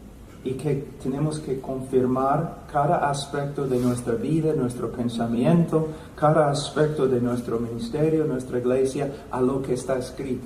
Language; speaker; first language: Spanish; non-native, fluent; English